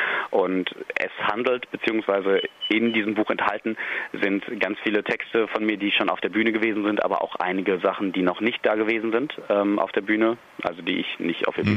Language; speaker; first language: German; native; German